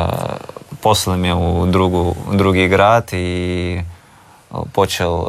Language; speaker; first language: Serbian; non-native, learner; Russian